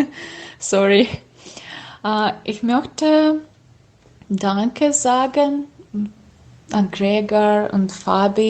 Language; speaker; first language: German; non-native, learner; Russian